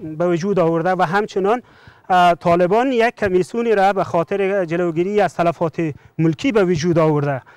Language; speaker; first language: Persian; native; Persian